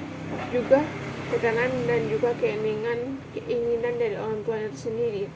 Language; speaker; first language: Indonesian; native; Indonesian